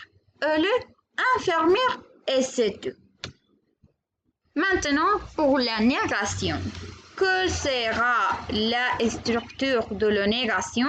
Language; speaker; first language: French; non-native, learner; Spanish